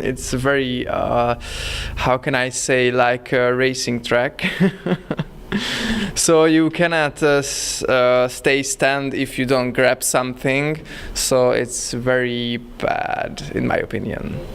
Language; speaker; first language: English; non-native, learner; Italian